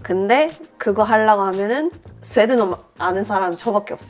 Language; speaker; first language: Korean; non-native, fluent; Swedish